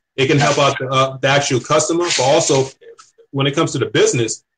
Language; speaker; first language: English; native; English